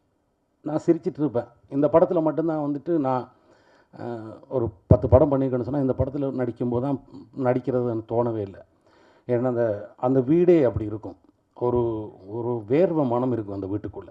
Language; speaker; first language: Tamil; native; Tamil